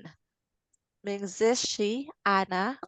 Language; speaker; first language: Chinese; non-native, learner; Filipino